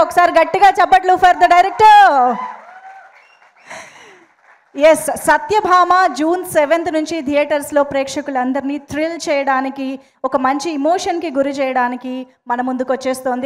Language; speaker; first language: Telugu; native; Telugu